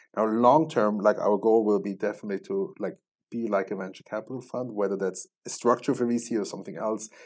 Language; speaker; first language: English; non-native, fluent; Swiss German